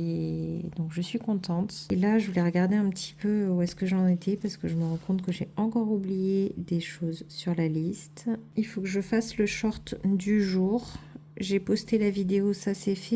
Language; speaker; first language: French; native; French